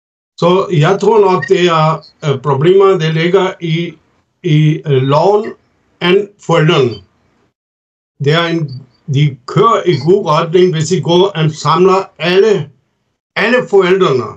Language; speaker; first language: Danish; non-native, fluent; Urdu